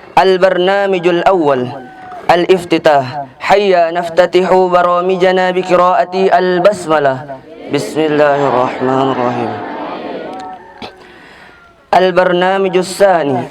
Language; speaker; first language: Arabic; non-native, learner; Indonesian